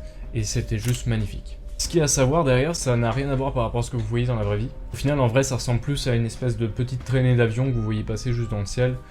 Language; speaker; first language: French; native; French